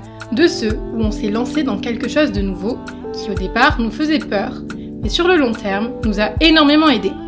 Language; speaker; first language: French; native; French